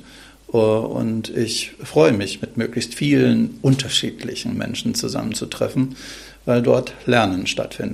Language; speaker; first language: German; native; German